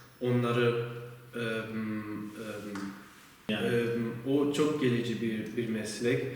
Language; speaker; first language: Turkish; early bilingual, heritage; Turkish